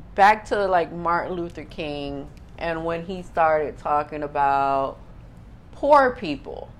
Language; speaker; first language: English; native; English